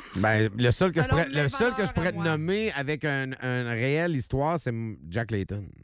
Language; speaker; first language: French; native; French